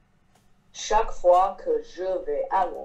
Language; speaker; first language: French; non-native, learner; Chinese